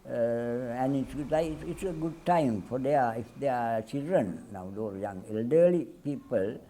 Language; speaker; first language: English; non-native, local second language; Sinhala